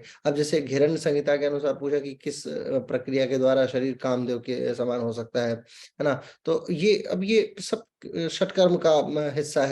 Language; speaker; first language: Hindi; native; Hindi